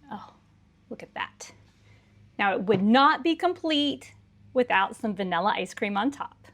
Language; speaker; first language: English; native; English